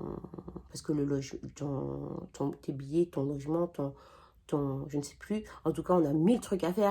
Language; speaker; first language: French; native; French